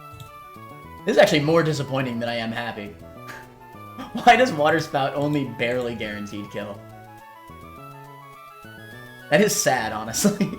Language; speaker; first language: English; native; English